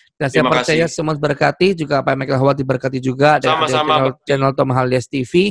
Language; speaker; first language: Indonesian; native; Indonesian